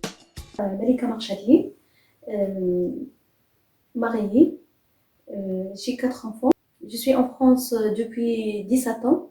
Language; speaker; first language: French; non-native, fluent; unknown